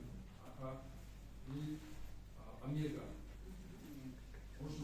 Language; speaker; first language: Russian; non-native, local second language; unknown